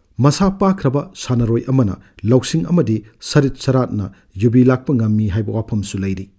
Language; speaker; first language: Manipuri; native; Manipuri